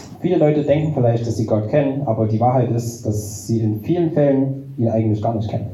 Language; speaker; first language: German; native; German